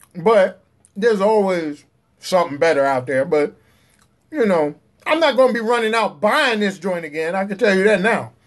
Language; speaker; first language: English; native; English